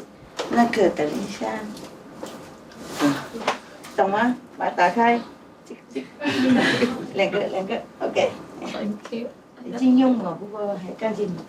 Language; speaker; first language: Chinese; non-native, fluent; Vietnamese